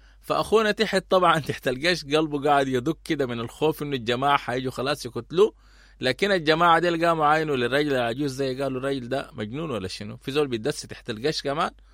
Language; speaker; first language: Arabic; native; Arabic